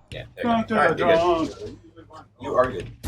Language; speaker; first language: English; native; English